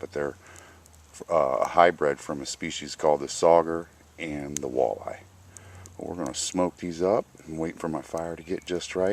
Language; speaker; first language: English; native; English